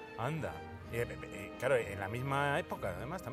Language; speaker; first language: Spanish; native; Spanish